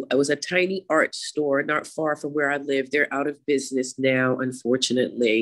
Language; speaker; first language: English; native; English